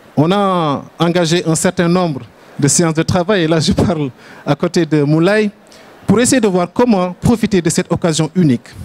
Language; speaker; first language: French; non-native, local second language; Wolof